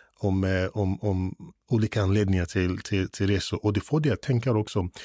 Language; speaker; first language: Swedish; non-native, fluent; English